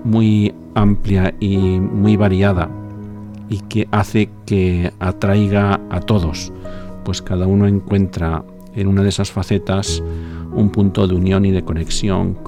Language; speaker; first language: Spanish; native; Spanish